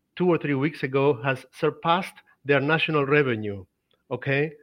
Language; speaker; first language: English; non-native, fluent; Spanish